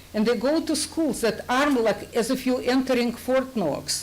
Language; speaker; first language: English; non-native, fluent; Russian